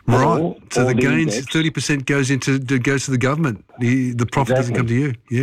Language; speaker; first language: English; native; English